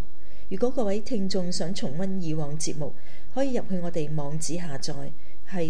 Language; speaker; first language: Chinese; native; Chinese